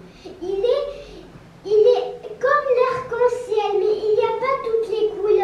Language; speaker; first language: French; non-native, local second language; Arabic